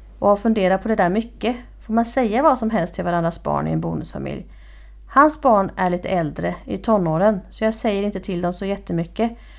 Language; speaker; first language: Swedish; native; Swedish